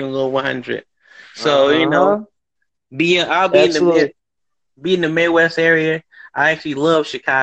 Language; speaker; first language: English; native; English